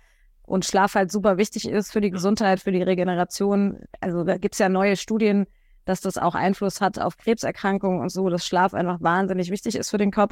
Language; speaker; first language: German; native; German